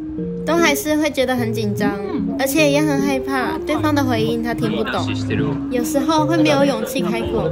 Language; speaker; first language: Chinese; native; Chinese